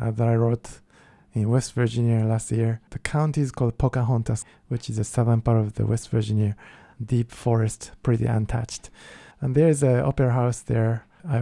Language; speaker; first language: English; non-native, fluent; Japanese